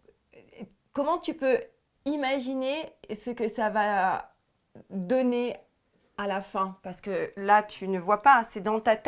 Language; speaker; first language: French; native; French